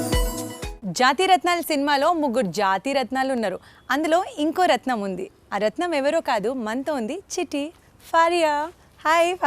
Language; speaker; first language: Telugu; native; Telugu